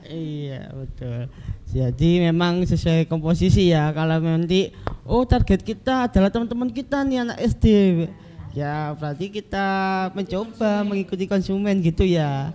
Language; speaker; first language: Indonesian; native; Indonesian